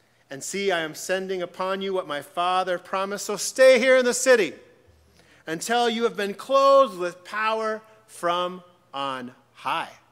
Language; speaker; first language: English; native; English